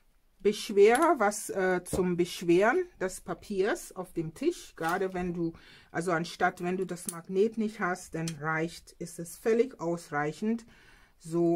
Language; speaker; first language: German; non-native, fluent; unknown